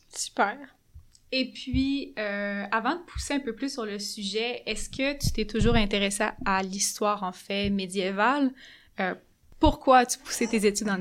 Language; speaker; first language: French; native; French